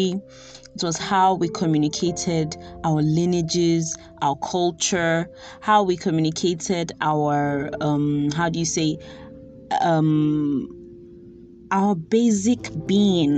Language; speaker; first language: English; non-native, local second language; Yoruba